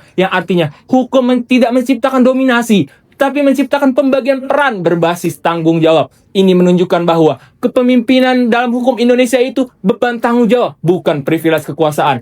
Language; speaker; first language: Indonesian; native; Indonesian